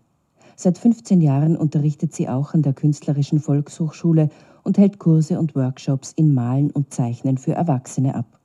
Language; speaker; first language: German; native; German